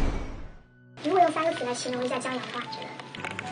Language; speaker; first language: Chinese; native; Chinese